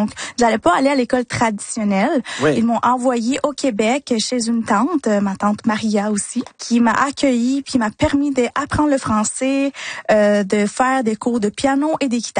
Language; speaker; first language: French; early bilingual, other home language; Spanish